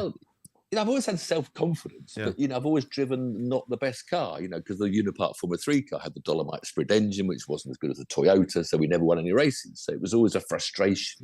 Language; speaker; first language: English; native; English